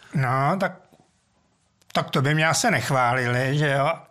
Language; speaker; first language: Czech; native; Czech